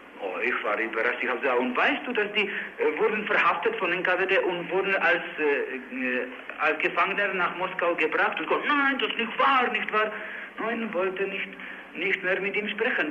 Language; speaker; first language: German; non-native, learner; Czech